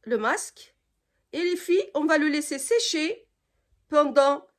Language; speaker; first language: French; non-native, local second language; Arabic